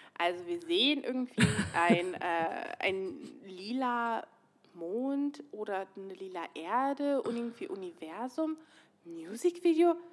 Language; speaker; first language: German; native; German